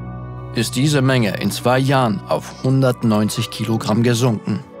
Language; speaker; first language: German; native; German